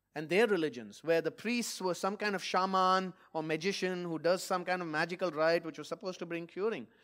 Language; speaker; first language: English; non-native, local second language; Malayalam